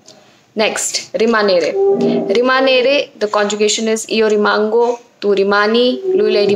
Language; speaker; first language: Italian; non-native, fluent; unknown